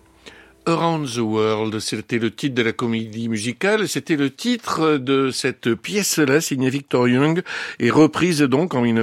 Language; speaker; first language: French; native; French